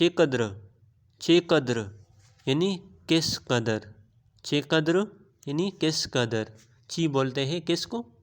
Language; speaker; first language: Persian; non-native, fluent; Urdu